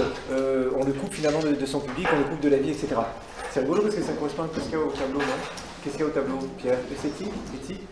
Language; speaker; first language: French; native; French